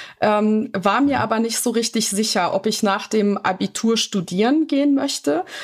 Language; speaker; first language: German; native; German